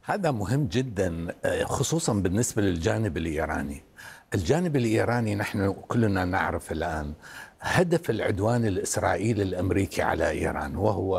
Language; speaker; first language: Arabic; non-native, fluent; Persian